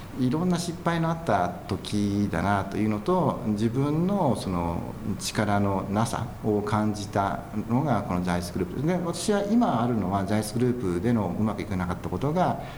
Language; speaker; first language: Japanese; native; Japanese